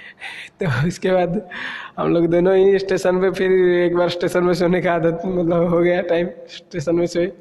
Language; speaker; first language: Hindi; non-native, local second language; Odia